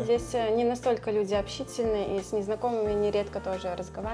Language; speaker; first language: Russian; native; Russian